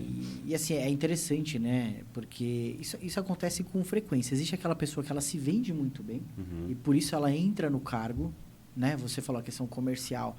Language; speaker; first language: Portuguese; native; Portuguese